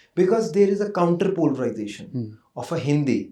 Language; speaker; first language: English; non-native, local second language; Punjabi